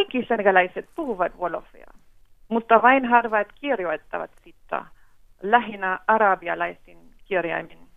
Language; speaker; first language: Finnish; non-native, fluent; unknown